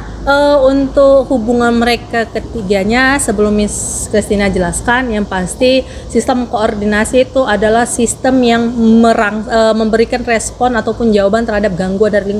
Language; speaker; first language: Indonesian; native; Indonesian